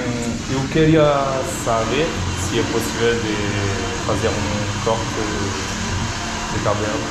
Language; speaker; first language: Portuguese; non-native, learner; French